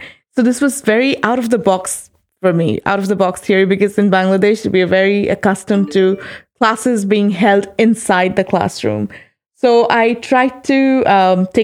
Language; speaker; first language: English; non-native, local second language; Bangla